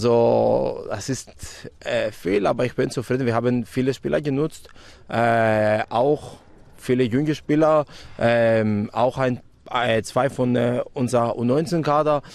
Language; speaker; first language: German; non-native, fluent; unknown